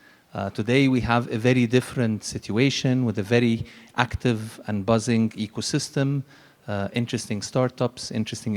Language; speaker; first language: English; non-native, fluent; Arabic